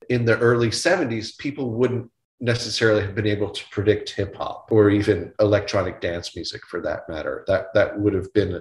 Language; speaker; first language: English; native; English